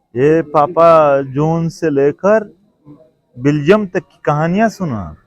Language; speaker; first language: Urdu; non-native, local second language; Pashto